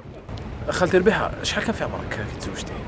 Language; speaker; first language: Arabic; native; Arabic